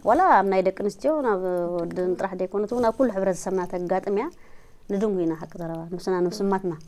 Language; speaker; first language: Tigrinya; native; Tigrinya